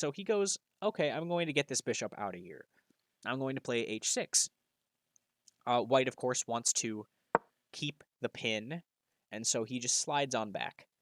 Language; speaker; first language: English; native; English